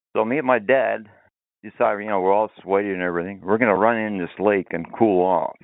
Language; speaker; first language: English; early bilingual, other home language; Finnish